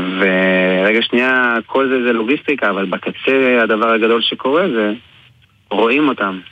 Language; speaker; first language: Hebrew; early bilingual, other home language; English